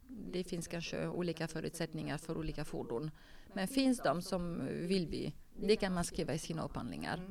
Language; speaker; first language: Swedish; non-native, fluent; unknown